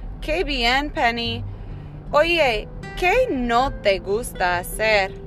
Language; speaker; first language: Spanish; non-native, fluent; English